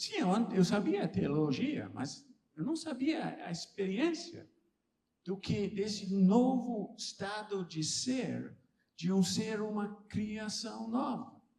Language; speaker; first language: Portuguese; non-native, fluent; English